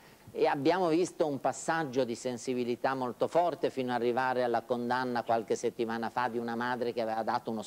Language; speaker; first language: Italian; native; Italian